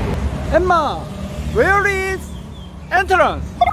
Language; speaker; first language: English; non-native, learner; Korean